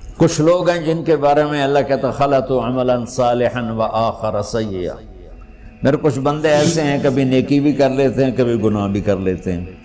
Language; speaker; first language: Urdu; non-native, local second language; Punjabi